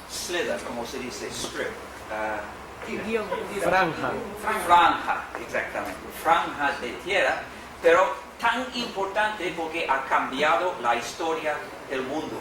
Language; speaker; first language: Spanish; non-native, fluent; English